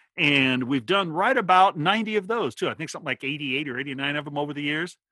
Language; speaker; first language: English; native; English